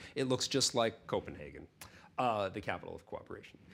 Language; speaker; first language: English; native; English